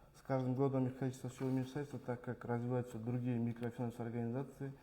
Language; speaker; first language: Russian; non-native, local second language; Kyrgyz